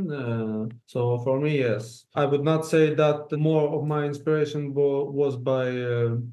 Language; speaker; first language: English; non-native, fluent; Hebrew